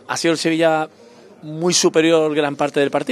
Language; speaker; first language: Spanish; native; Spanish